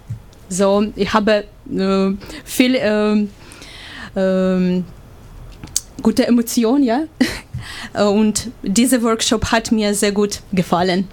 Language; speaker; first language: German; non-native, learner; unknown